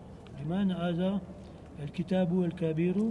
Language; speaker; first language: Arabic; non-native, learner; French